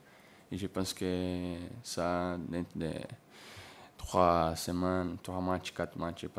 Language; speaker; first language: French; non-native, learner; Portuguese